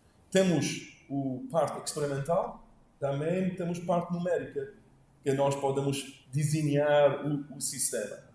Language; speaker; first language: Portuguese; non-native, learner; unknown